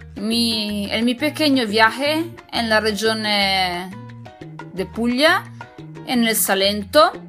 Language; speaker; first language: Italian; native; Italian